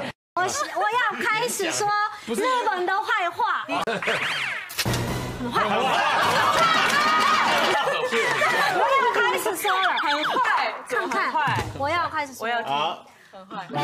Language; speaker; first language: Chinese; non-native, fluent; Korean